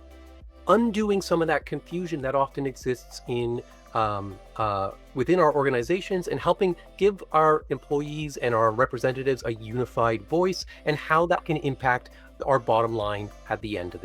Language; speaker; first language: English; native; English